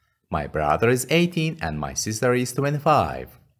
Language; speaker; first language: English; non-native, fluent; Persian